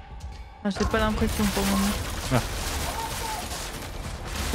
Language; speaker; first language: French; native; French